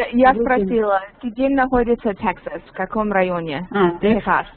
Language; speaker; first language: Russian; non-native, learner; English